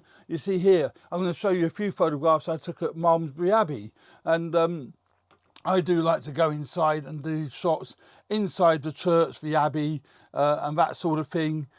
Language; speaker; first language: English; native; English